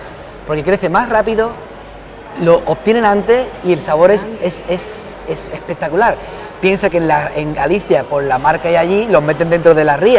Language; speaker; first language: Spanish; native; Spanish